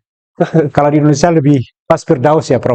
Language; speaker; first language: Indonesian; native; Indonesian